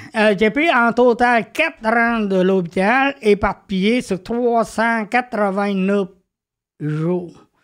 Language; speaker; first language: French; non-native, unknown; Vietnamese